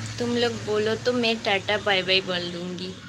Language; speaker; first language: Hindi; non-native, local second language; Bangla